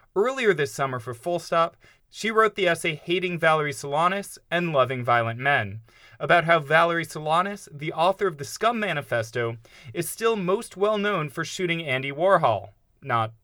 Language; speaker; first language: English; native; English